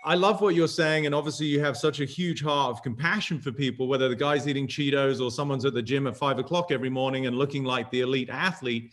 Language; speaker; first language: English; native; English